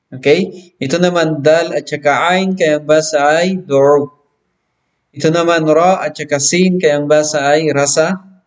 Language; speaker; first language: Filipino; non-native, local second language; Maranao